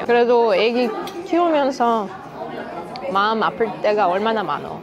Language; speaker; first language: Korean; non-native, learner; Russian